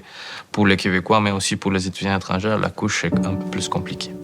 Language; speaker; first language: French; non-native, fluent; Spanish